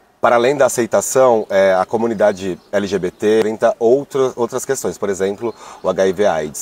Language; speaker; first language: Portuguese; native; Portuguese